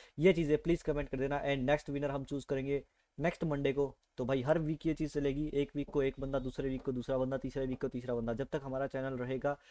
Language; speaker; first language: Hindi; native; Hindi